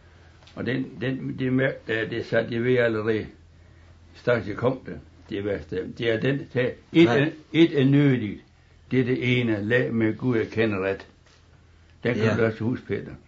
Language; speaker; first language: Danish; native; Danish